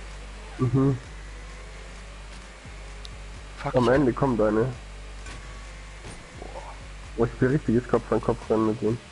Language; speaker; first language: German; native; German